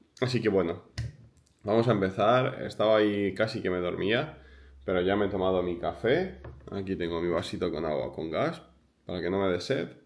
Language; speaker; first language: Spanish; early bilingual, other home language; Ukrainian